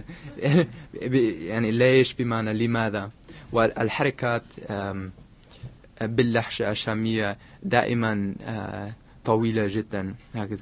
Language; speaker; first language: Arabic; non-native, fluent; English